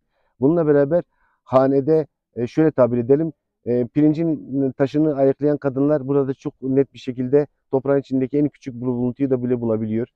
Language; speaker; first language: Turkish; native; Turkish